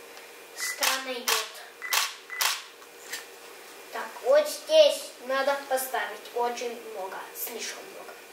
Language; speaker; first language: Russian; early bilingual, heritage; Russian